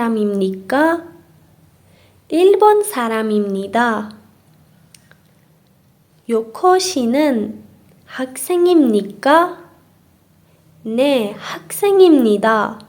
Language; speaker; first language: Korean; non-native, fluent; Persian